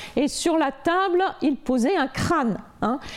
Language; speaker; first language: French; native; French